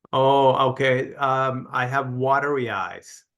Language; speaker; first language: English; native; English